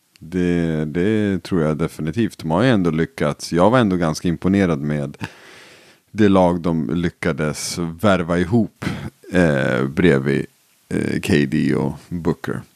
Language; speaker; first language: Swedish; native; Swedish